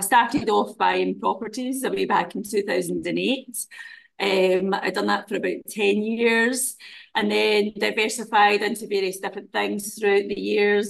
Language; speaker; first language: English; native; English